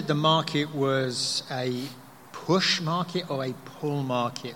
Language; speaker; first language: English; native; English